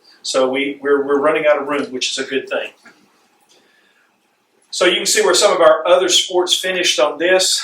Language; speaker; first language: English; native; English